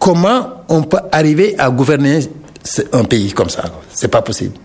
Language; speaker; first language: French; non-native, local second language; Wolof